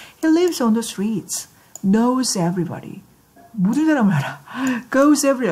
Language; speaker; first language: English; non-native, fluent; Korean